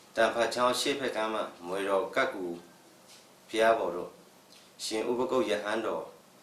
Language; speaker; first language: Burmese; non-native, local second language; Shan